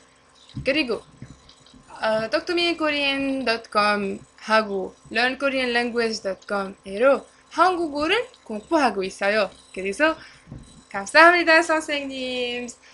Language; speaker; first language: Korean; non-native, learner; English